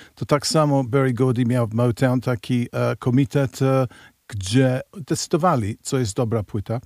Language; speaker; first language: Polish; early bilingual, heritage; Polish